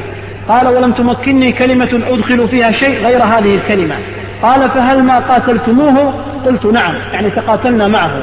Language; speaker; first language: Arabic; native; Arabic